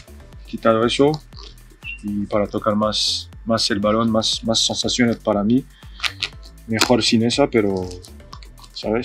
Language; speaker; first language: Spanish; non-native, fluent; French